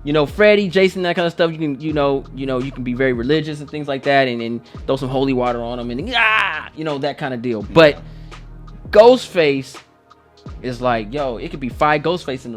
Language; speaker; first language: English; native; English